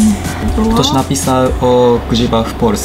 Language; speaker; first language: Polish; non-native, learner; Japanese